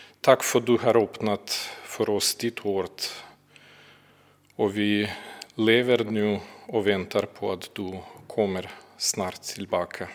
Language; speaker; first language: Swedish; non-native, fluent; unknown